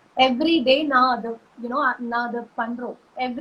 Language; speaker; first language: Tamil; non-native, learner; Malayalam